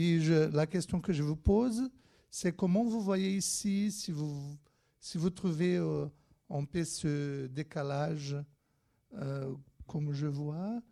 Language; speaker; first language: French; non-native, fluent; Portuguese